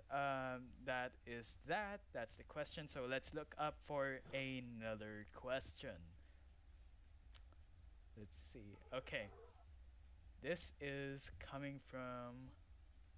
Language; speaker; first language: English; non-native, local second language; Filipino